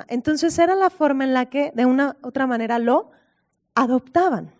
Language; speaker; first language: Spanish; native; Spanish